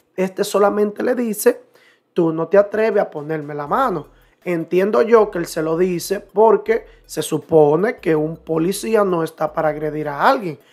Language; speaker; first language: Spanish; native; Spanish